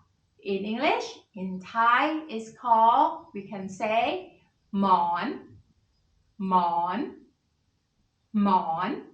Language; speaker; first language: English; non-native, fluent; Thai